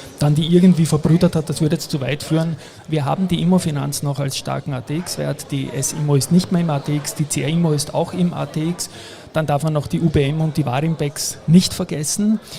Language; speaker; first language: German; native; German